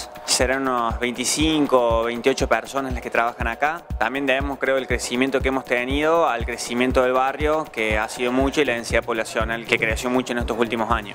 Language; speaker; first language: Spanish; native; Spanish